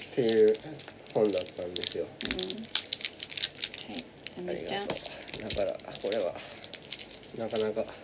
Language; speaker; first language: Japanese; native; Japanese